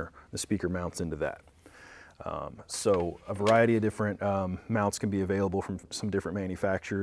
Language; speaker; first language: English; native; English